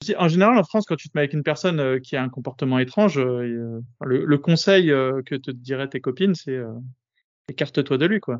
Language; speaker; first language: French; native; French